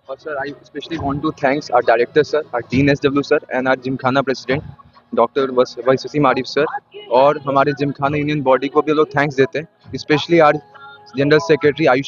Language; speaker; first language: Hindi; native; Hindi